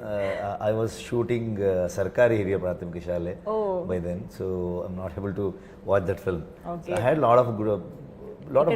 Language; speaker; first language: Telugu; non-native, learner; Kannada